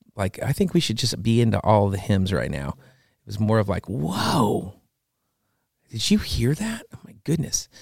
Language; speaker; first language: English; native; English